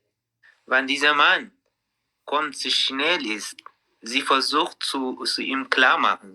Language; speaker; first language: German; non-native, learner; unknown